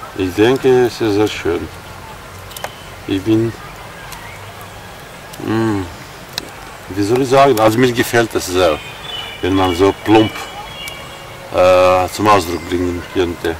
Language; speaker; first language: German; non-native, fluent; Armenian